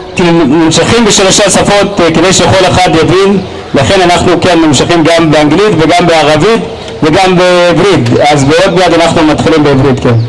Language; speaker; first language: Hebrew; non-native, fluent; Arabic